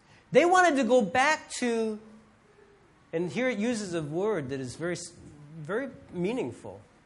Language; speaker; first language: English; native; English